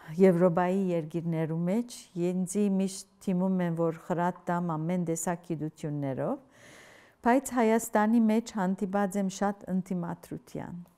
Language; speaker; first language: Armenian; early bilingual, heritage; Armenian